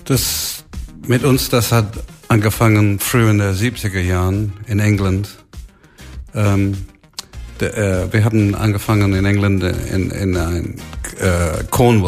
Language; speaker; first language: German; non-native, learner; English